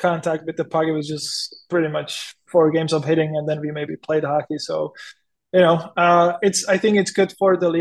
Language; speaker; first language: English; non-native, fluent; Czech